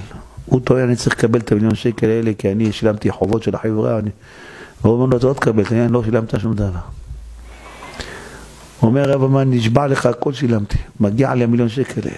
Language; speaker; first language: Hebrew; native; Hebrew